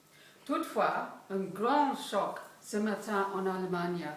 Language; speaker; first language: French; non-native, fluent; English